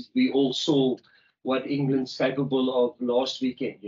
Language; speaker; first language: English; non-native, local second language; Afrikaans